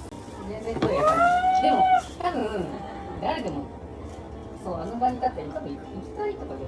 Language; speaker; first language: Japanese; native; Japanese